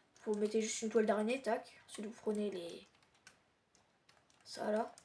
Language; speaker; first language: French; native; French